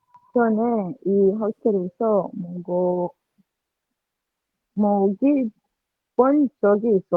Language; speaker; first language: Korean; non-native, learner; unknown